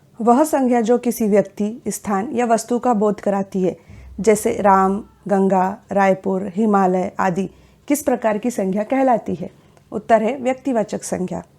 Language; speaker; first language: Hindi; native; Hindi